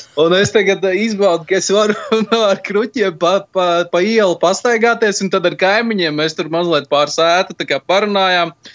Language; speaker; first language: Latvian; native; Latvian